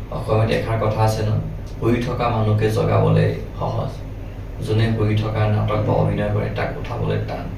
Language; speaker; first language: Assamese; non-native, local second language; Nepali